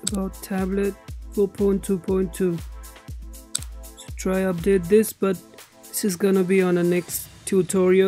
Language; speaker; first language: English; non-native, local second language; Nepali